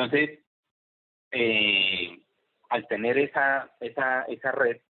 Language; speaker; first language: Spanish; native; Spanish